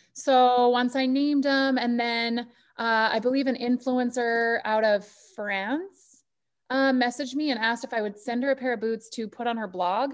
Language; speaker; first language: English; native; English